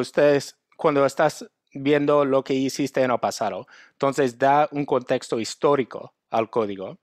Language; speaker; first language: Spanish; non-native, fluent; English